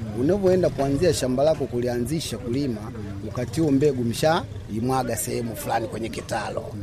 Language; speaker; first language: Swahili; non-native, local second language; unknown